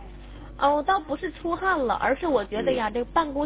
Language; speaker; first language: Chinese; native; Chinese